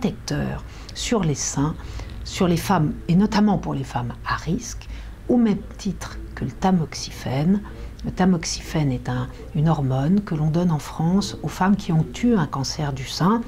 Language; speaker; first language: French; native; French